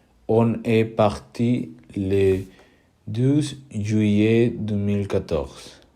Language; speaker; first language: French; non-native, learner; Spanish